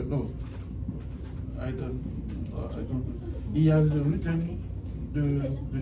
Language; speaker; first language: English; non-native, learner; French